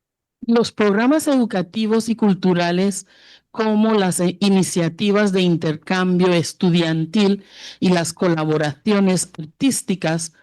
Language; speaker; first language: Spanish; non-native, fluent; English